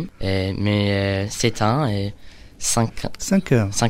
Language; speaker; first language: French; non-native, learner; English